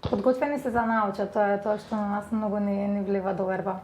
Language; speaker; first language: Macedonian; native; Macedonian